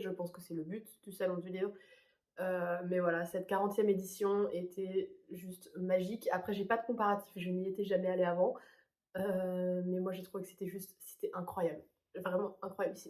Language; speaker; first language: French; native; French